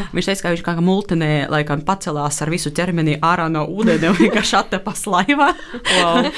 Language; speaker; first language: Latvian; non-native, local second language; Russian